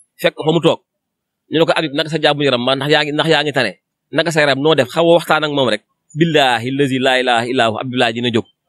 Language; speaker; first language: Wolof; native; Wolof